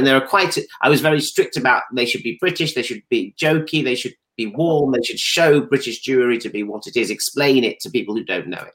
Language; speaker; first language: English; native; English